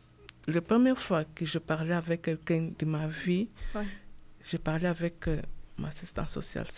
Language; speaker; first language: French; non-native, learner; Portuguese